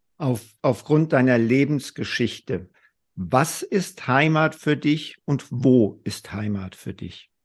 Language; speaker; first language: German; native; German